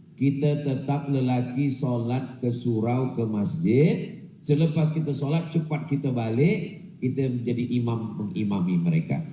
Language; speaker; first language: Malay; non-native, local second language; Minangkabau